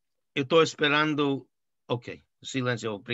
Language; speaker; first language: Portuguese; non-native, fluent; English